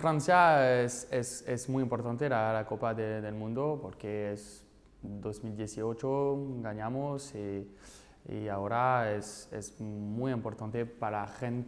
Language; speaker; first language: Spanish; non-native, learner; French